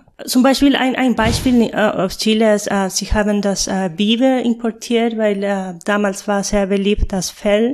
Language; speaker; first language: German; non-native, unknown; Spanish